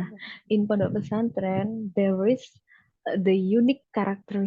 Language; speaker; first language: English; non-native, learner; Indonesian